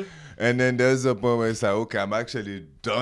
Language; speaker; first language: English; non-native, fluent; French